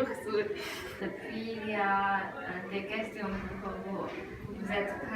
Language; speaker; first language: French; non-native, learner; Chinese